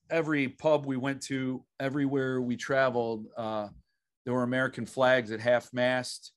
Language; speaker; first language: English; native; English